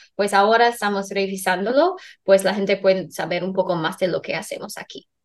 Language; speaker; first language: Spanish; non-native, fluent; English